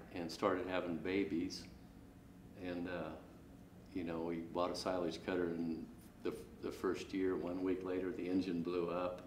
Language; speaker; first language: English; native; English